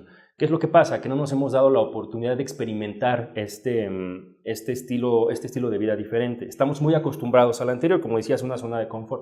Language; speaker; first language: Spanish; native; Spanish